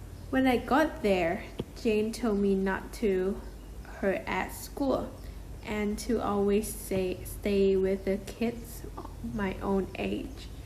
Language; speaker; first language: English; non-native, fluent; Thai